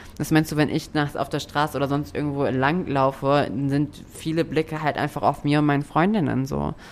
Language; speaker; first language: German; native; German